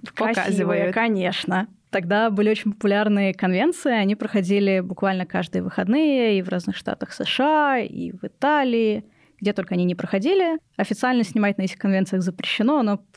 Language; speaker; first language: Russian; native; Russian